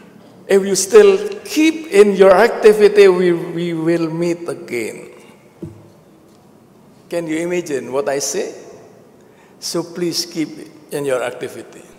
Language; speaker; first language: English; non-native, learner; Indonesian